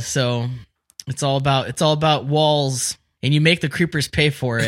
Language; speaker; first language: English; native; English